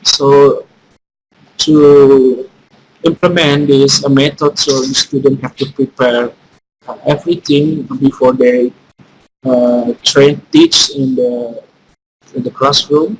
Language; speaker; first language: English; non-native, fluent; Indonesian